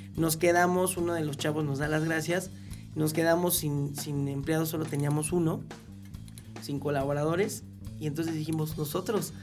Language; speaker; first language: Spanish; native; Spanish